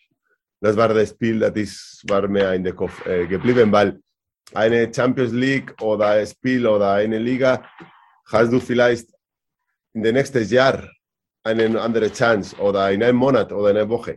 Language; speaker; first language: German; non-native, learner; Spanish